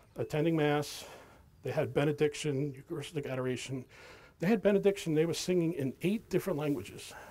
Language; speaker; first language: English; native; English